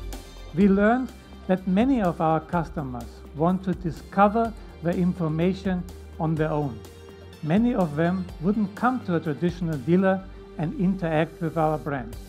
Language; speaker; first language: English; non-native, fluent; German